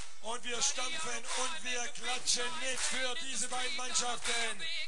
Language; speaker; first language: German; native; German